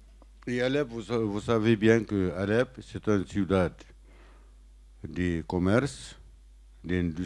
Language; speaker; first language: French; non-native, learner; Arabic